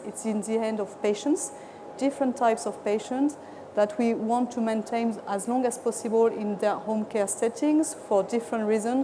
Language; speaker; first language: English; non-native, fluent; French